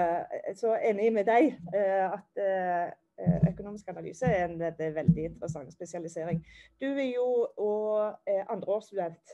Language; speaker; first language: Norwegian; native; Norwegian